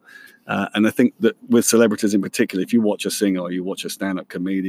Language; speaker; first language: English; native; English